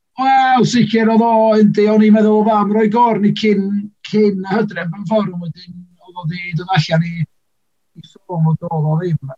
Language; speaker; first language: Welsh; native; Welsh